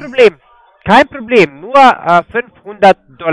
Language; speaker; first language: German; non-native, fluent; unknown